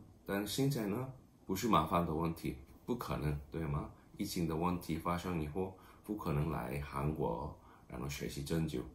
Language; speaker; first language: Chinese; non-native, fluent; Korean